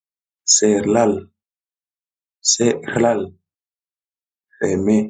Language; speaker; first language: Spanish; non-native, learner; Haitian Creole